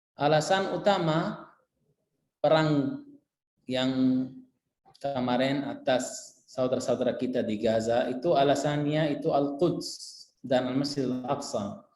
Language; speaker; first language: Indonesian; non-native, fluent; Arabic